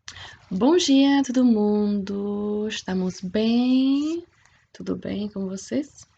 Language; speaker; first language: Portuguese; non-native, fluent; English